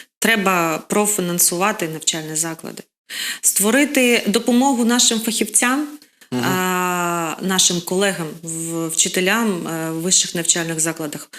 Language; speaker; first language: Ukrainian; non-native, local second language; Russian